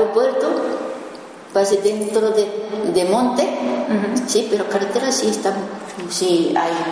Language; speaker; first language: Spanish; non-native, learner; Japanese